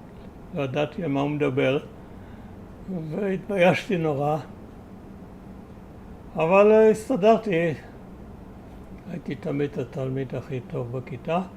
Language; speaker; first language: Hebrew; early bilingual, other home language; German